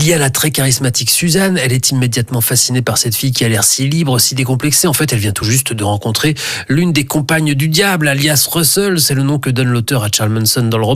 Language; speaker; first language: French; native; French